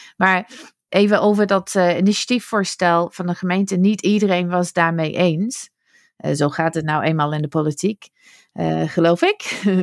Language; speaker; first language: Dutch; non-native, fluent; English